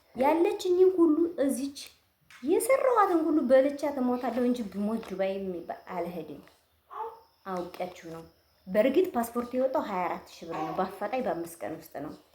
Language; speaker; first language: Amharic; native; Amharic